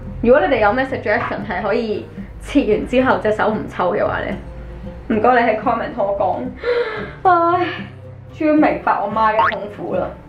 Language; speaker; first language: Cantonese; early bilingual, other home language; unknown